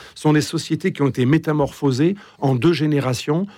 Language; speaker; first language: French; native; French